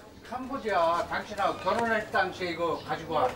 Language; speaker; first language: Korean; native; Korean